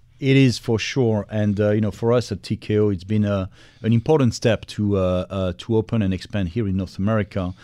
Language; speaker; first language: English; non-native, fluent; French